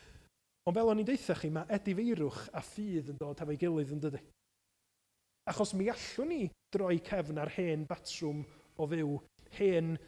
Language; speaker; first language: Welsh; native; Welsh